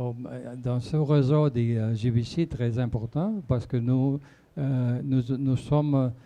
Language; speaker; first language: French; non-native, fluent; Spanish